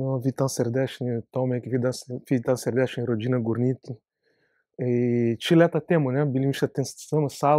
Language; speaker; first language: Polish; non-native, learner; Portuguese